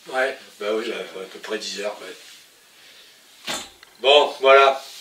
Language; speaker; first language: French; native; French